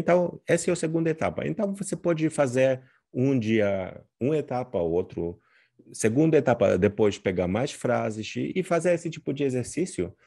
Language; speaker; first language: Portuguese; non-native, fluent; Polish